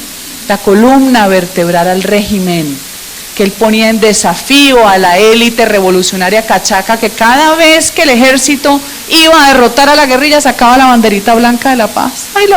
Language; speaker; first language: Spanish; native; Spanish